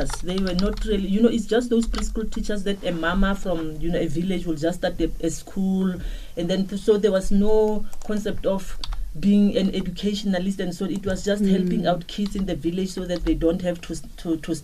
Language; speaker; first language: English; non-native, local second language; Tswana